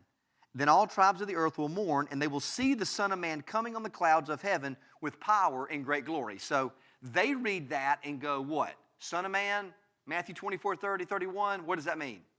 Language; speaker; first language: English; native; English